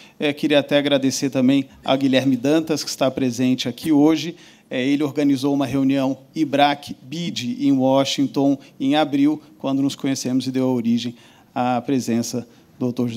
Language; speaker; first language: Portuguese; native; Portuguese